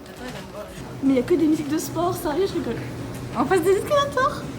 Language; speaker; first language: French; native; French